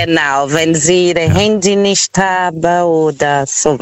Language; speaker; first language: German; non-native, fluent; Portuguese